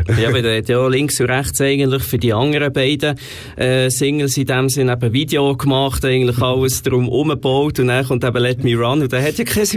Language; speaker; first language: German; native; German